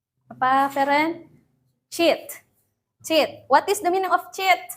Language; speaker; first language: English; non-native, fluent; Indonesian